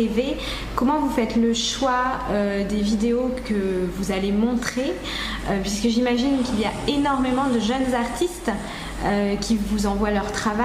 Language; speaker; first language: French; native; French